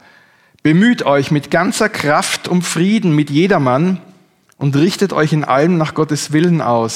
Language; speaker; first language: German; native; German